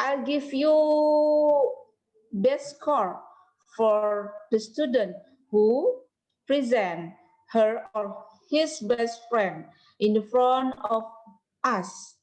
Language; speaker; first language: English; non-native, learner; Indonesian